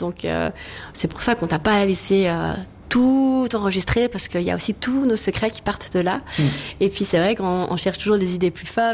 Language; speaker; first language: French; native; French